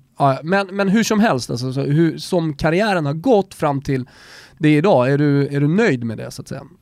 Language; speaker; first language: Swedish; native; Swedish